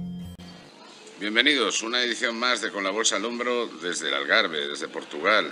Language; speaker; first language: Spanish; native; Spanish